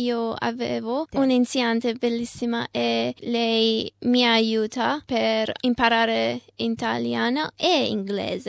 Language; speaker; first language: Italian; non-native, learner; Persian